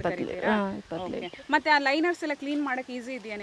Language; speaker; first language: Kannada; native; Kannada